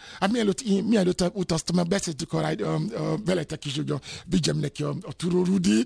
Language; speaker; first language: Hungarian; non-native, learner; Yoruba